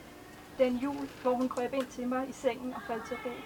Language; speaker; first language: Danish; native; Danish